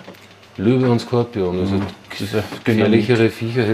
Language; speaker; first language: German; native; German